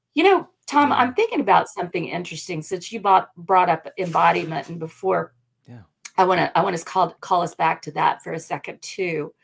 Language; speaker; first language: English; native; English